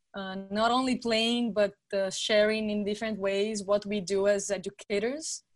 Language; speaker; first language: English; non-native, fluent; Portuguese